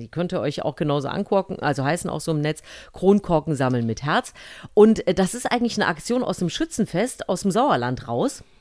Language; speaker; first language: German; native; German